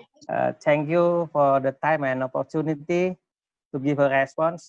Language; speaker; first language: English; non-native, local second language; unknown